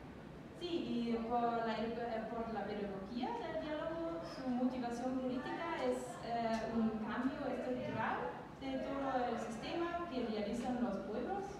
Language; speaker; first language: Spanish; non-native, learner; German